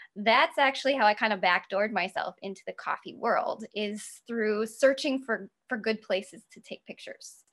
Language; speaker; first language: English; native; English